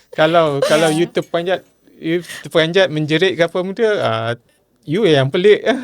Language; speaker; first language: Malay; native; Malay